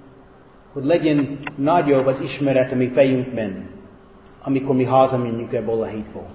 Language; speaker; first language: Hungarian; non-native, fluent; English